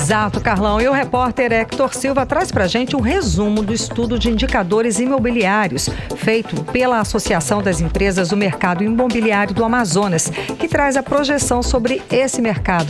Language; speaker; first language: Portuguese; native; Portuguese